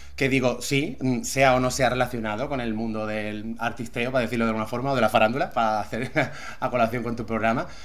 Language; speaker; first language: Spanish; native; Spanish